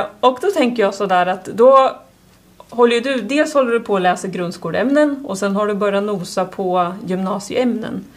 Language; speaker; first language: Swedish; native; Swedish